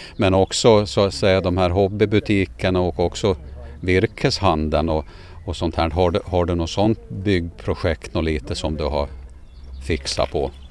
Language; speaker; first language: Swedish; native; Swedish